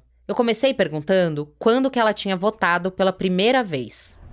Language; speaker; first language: Portuguese; native; Portuguese